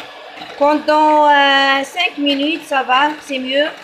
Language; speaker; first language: French; non-native, local second language; Arabic